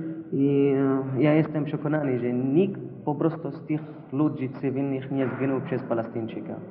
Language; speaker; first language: Polish; non-native, learner; Arabic